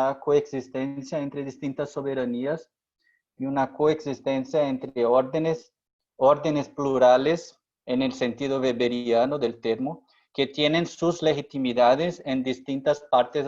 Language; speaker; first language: Spanish; non-native, fluent; Portuguese